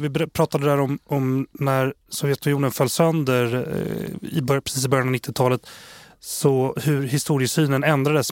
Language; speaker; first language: Swedish; native; Swedish